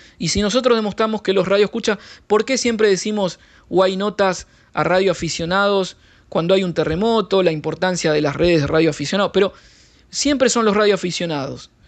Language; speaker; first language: Spanish; native; Spanish